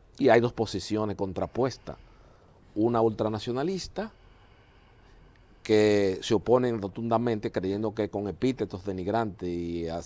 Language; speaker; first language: Spanish; native; Spanish